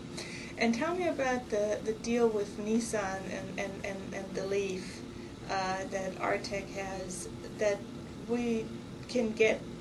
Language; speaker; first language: English; non-native, fluent; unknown